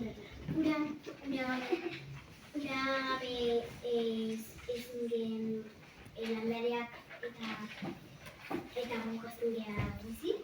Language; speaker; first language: Basque; non-native, local second language; Spanish